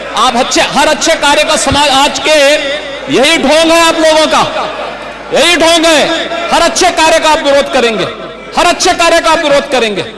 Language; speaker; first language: Hindi; native; Hindi